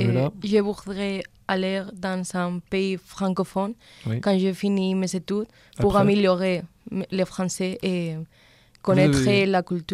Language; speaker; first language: French; non-native, learner; Spanish